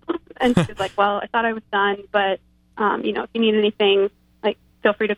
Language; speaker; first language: English; native; English